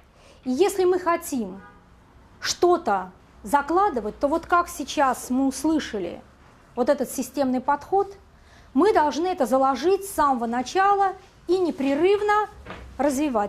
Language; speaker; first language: Russian; native; Russian